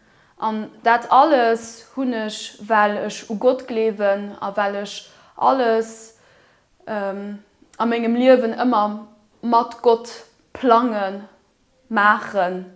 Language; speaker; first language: German; non-native, local second language; Luxembourgish